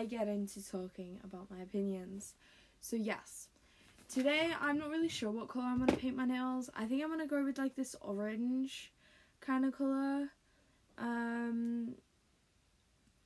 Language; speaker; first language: English; native; English